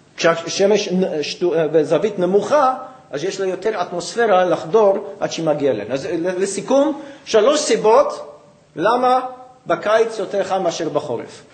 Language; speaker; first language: Hebrew; non-native, fluent; English